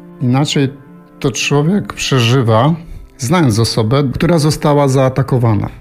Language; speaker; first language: Polish; early bilingual, heritage; Polish